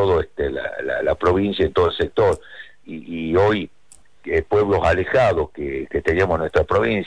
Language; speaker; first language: Spanish; native; Spanish